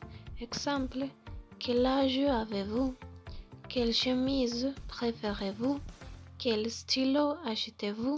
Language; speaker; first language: French; non-native, learner; Spanish